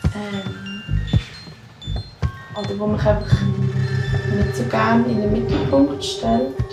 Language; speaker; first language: German; native; German